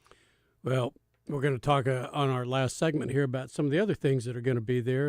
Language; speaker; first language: English; native; English